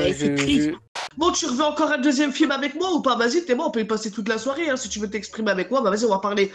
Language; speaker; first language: French; native; French